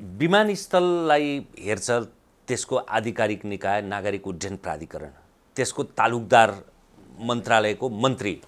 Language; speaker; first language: Nepali; native; Nepali